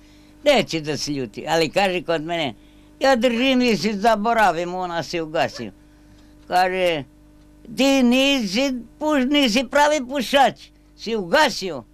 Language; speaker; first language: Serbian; non-native, local second language; Romanian